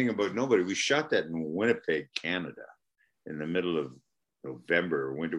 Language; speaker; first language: English; native; English